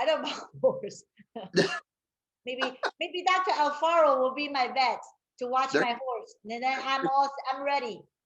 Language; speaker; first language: English; non-native, fluent; Chinese